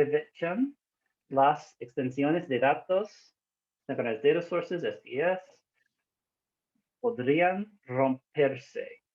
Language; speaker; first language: Spanish; non-native, learner; English